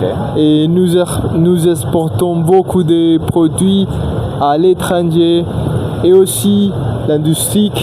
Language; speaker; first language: French; non-native, learner; Spanish